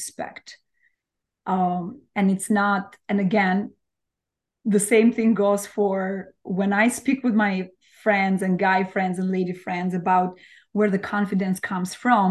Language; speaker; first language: English; non-native, fluent; Albanian